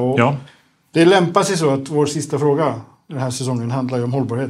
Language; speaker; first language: Swedish; native; Swedish